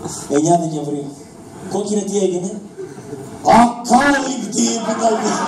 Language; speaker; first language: Greek; native; Greek